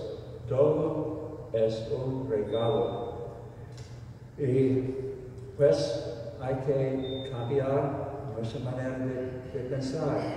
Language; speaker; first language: Spanish; non-native, fluent; English